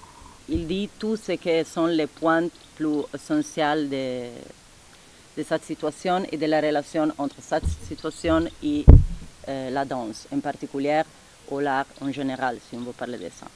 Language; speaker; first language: French; non-native, fluent; Italian